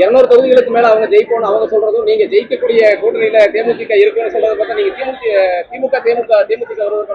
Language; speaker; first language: Tamil; native; Tamil